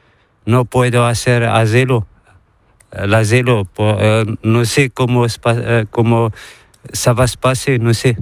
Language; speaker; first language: Spanish; non-native, learner; Arabic